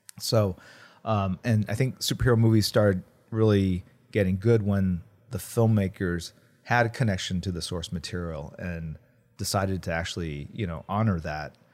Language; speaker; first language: English; early bilingual, other home language; Korean